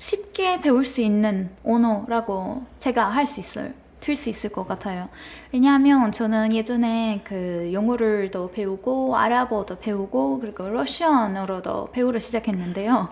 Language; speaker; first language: Korean; non-native, fluent; Turkish